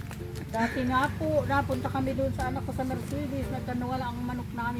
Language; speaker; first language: Filipino; non-native, local second language; Bikol